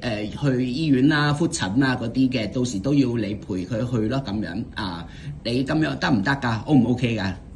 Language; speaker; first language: Cantonese; native; Cantonese